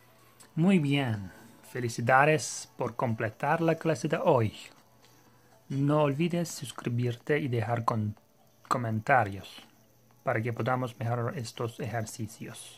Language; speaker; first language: Spanish; non-native, learner; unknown